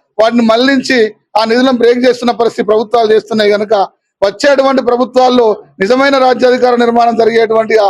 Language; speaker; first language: Telugu; native; Telugu